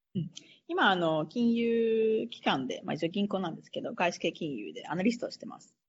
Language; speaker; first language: Japanese; native; Japanese